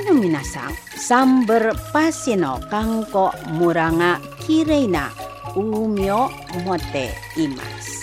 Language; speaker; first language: Japanese; non-native, fluent; Indonesian